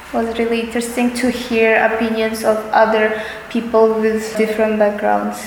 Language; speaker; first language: English; non-native, fluent; Russian